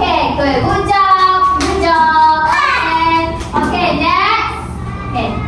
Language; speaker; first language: English; non-native, local second language; Malay